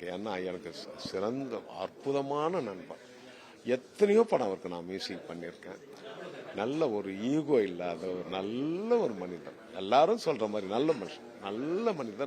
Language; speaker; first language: Tamil; native; Tamil